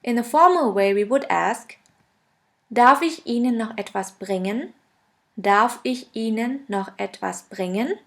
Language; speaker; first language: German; non-native, fluent; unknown